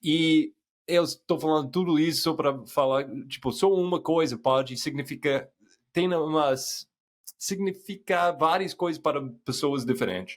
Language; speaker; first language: Portuguese; non-native, fluent; English